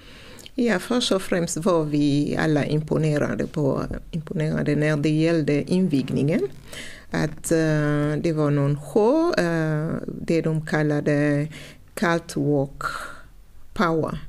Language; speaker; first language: Swedish; non-native, fluent; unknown